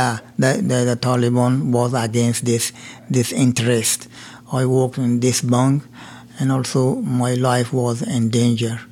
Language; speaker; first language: English; non-native, learner; Persian